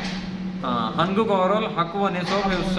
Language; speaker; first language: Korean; non-native, fluent; Punjabi